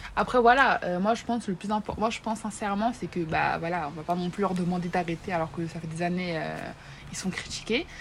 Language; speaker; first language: French; native; French